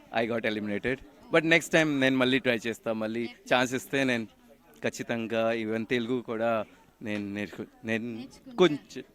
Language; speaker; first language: Telugu; non-native, learner; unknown